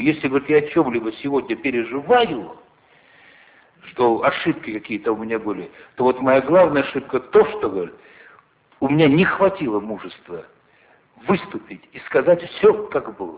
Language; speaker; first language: Russian; non-native, local second language; Ossetic